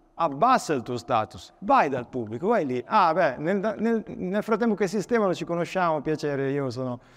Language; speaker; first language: Italian; native; Italian